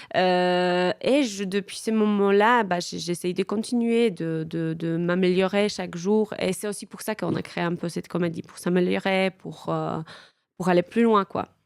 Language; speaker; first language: French; non-native, fluent; Polish